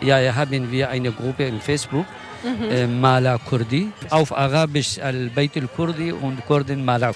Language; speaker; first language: German; non-native, learner; Kurdish